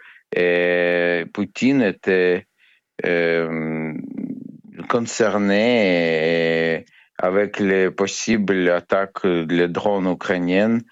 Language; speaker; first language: French; non-native, learner; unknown